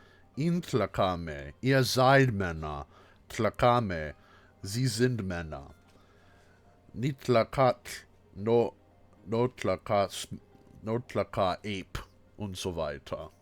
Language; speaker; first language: German; non-native, fluent; English